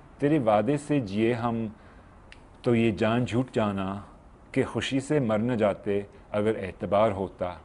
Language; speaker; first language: Urdu; non-native, fluent; English